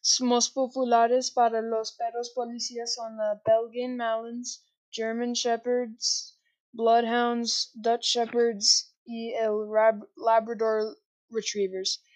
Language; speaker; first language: Spanish; non-native, learner; English